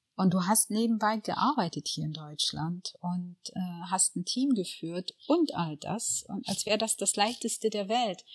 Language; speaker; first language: German; early bilingual, other home language; Tigrinya